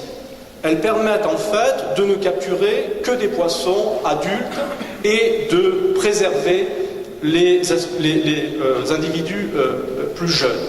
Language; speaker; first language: French; native; French